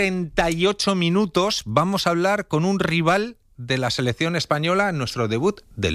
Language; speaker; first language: Spanish; native; Spanish